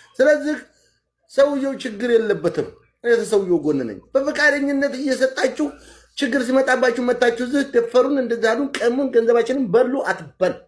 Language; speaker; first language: Amharic; native; Amharic